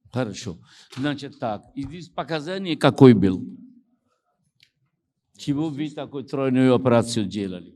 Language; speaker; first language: Russian; non-native, learner; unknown